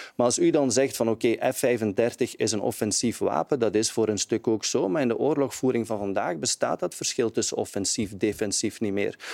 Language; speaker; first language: Dutch; native; Dutch